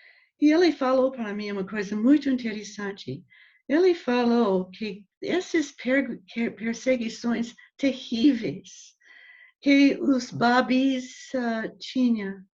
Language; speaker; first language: Portuguese; non-native, learner; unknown